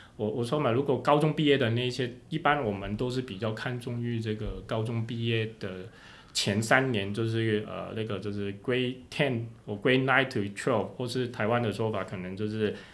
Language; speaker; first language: Chinese; non-native, local second language; Cantonese